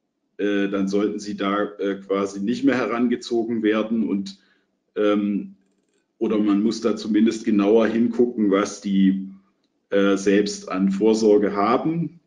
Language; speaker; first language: German; native; German